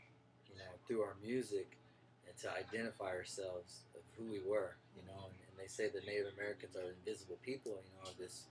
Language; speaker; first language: English; native; English